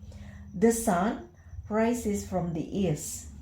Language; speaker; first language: English; non-native, fluent; Indonesian